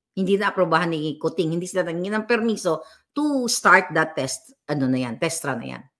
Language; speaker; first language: Filipino; native; Filipino